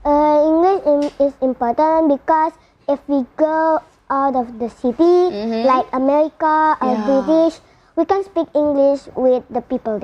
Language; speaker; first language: English; non-native, learner; Indonesian